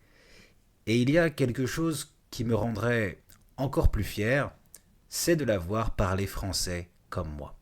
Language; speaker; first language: French; native; French